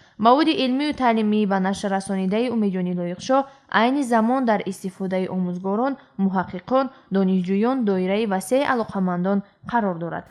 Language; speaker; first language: Tajik; native; Tajik